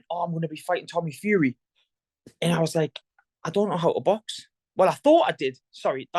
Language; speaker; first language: English; native; English